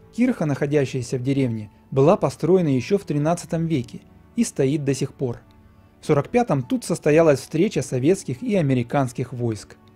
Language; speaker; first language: Russian; native; Russian